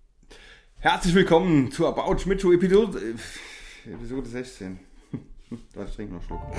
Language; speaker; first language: German; native; German